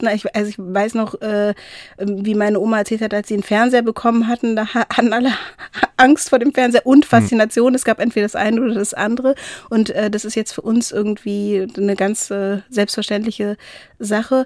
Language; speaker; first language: German; native; German